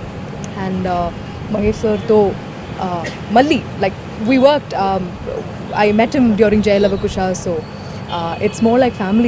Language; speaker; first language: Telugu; non-native, local second language; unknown